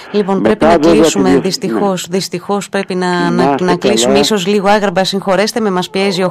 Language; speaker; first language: Greek; native; Greek